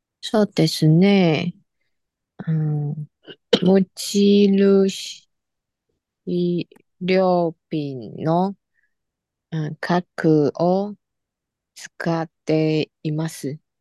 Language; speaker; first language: Japanese; non-native, learner; Chinese